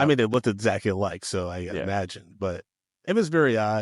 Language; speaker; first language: English; native; English